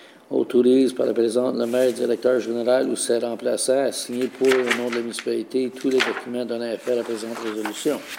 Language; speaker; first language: French; native; French